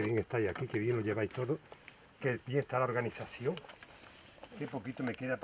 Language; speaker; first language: Spanish; native; Spanish